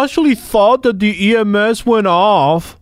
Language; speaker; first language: English; native; English